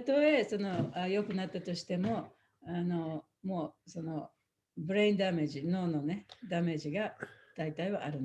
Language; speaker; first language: Japanese; native; Japanese